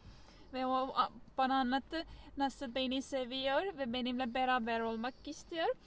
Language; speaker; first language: Turkish; non-native, fluent; Estonian